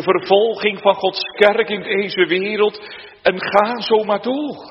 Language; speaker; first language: Dutch; native; Dutch